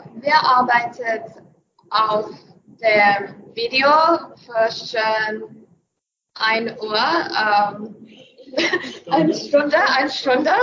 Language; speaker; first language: German; non-native, learner; English